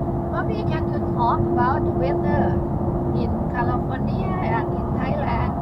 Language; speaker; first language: English; non-native, learner; Thai